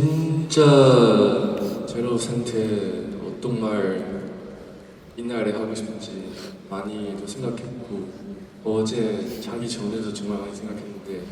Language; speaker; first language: Korean; non-native, learner; Chinese